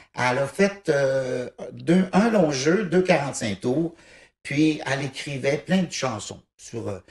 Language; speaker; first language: French; native; French